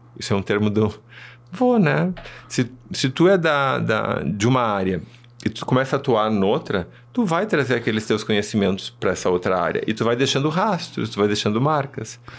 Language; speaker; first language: Portuguese; early bilingual, other home language; Spanish